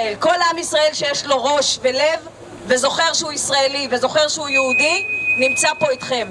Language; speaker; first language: Hebrew; early bilingual, other home language; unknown